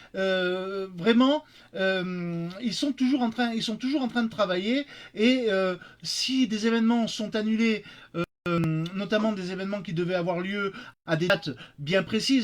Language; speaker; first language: French; native; French